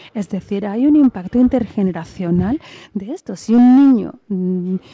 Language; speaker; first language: Spanish; non-native, fluent; English